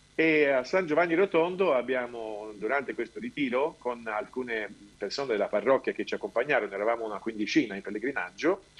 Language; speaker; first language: Italian; non-native, fluent; Albanian